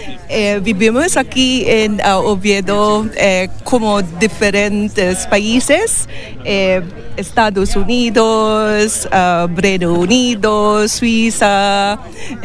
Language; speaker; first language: Spanish; non-native, learner; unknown